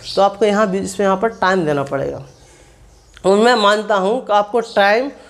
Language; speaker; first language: Hindi; non-native, local second language; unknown